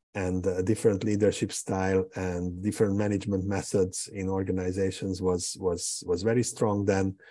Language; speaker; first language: English; non-native, fluent; Hungarian